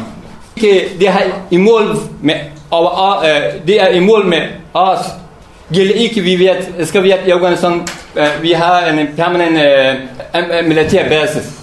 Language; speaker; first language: Danish; non-native, learner; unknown